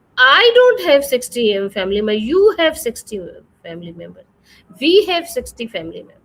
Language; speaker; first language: English; non-native, fluent; Urdu